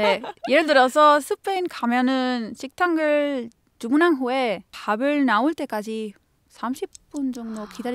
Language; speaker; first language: Korean; non-native, fluent; Spanish